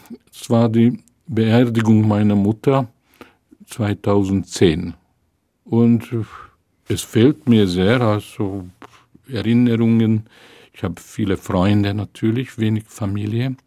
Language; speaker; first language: German; non-native, fluent; Hungarian